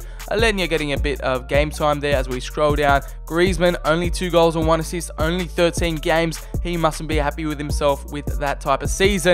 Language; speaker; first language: English; native; English